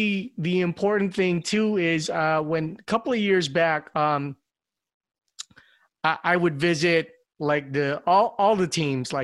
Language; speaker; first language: English; non-native, local second language; Filipino